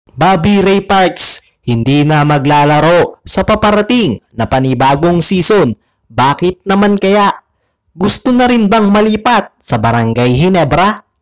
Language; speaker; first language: Filipino; native; Filipino